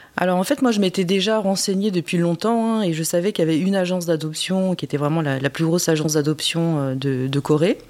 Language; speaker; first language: French; early bilingual, other home language; Korean